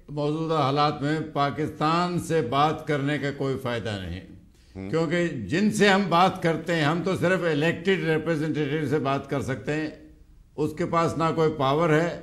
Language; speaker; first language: Hindi; native; Hindi